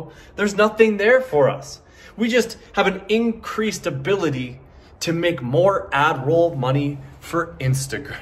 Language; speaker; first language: English; native; English